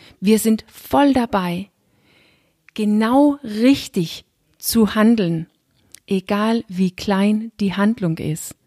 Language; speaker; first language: German; non-native, fluent; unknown